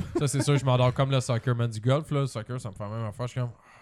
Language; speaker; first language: French; native; French